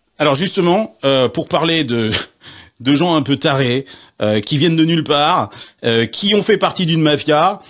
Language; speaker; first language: French; native; French